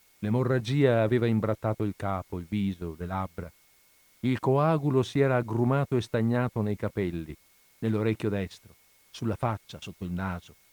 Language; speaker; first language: Italian; native; Italian